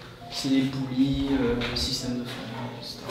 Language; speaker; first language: French; native; French